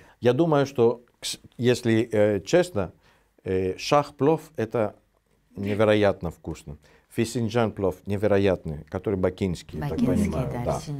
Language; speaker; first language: Russian; non-native, fluent; Greek